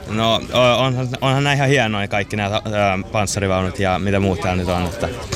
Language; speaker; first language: Finnish; native; Finnish